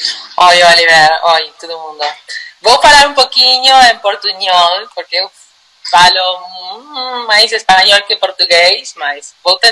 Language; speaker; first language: Portuguese; non-native, learner; Spanish